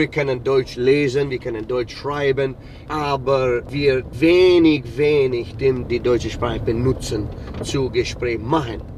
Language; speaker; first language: German; early bilingual, heritage; English